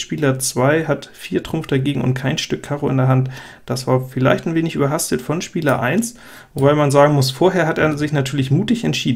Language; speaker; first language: German; native; German